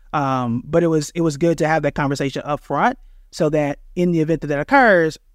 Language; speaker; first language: English; native; English